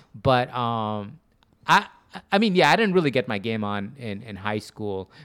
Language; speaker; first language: English; early bilingual, other home language; Urdu